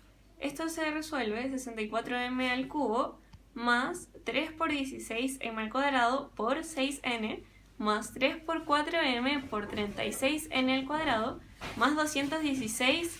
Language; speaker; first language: Spanish; native; Spanish